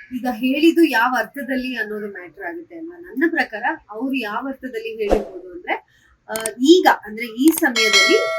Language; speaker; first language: Kannada; non-native, local second language; Kodava